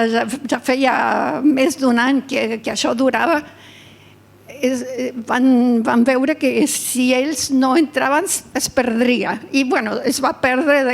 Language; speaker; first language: Catalan; early bilingual, heritage; Catalan